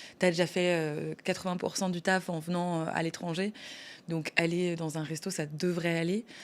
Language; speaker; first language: French; native; French